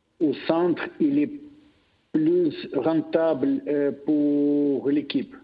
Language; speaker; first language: French; non-native, fluent; Russian